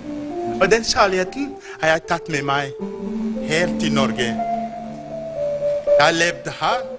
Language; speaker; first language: Norwegian; non-native, fluent; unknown